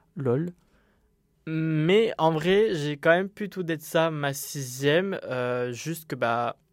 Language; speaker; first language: French; native; French